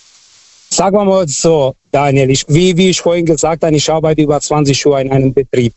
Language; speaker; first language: German; non-native, local second language; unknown